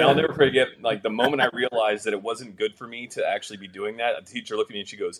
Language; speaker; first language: English; native; English